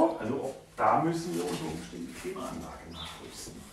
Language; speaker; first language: German; native; German